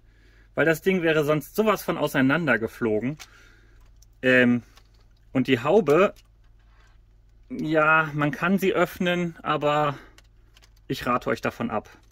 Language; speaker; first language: German; native; German